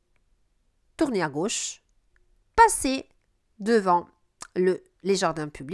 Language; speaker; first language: French; non-native, fluent; Italian